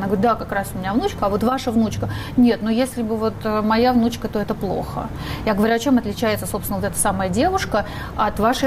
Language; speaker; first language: Russian; native; Russian